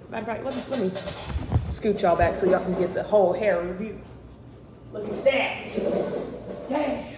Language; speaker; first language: English; native; English